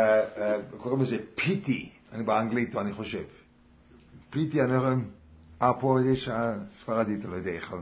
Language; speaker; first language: Hebrew; non-native, fluent; English